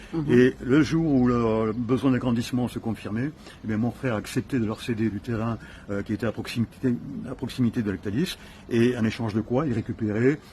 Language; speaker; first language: French; native; French